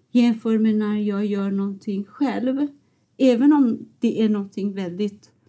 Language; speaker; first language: Swedish; non-native, fluent; Persian